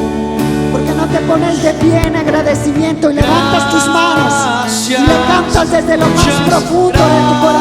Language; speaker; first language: Spanish; native; Spanish